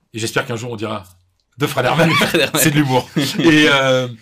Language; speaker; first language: French; native; French